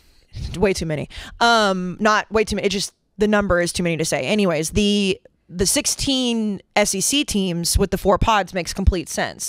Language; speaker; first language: English; native; English